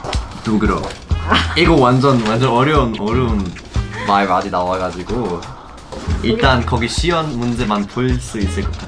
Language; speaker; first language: Korean; non-native, fluent; German